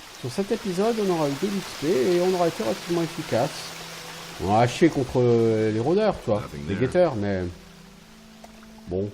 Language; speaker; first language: French; native; French